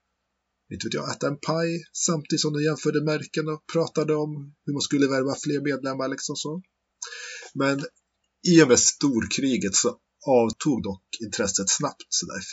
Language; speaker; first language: Swedish; native; Swedish